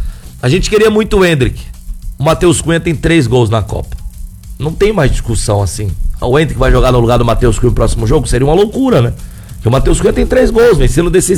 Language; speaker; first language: Portuguese; native; Portuguese